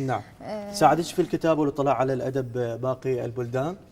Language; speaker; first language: Arabic; native; Arabic